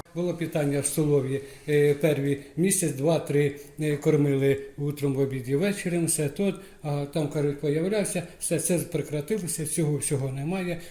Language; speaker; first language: Ukrainian; native; Ukrainian